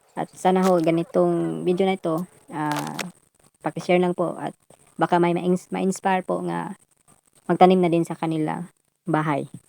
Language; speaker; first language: Filipino; non-native, local second language; Cebuano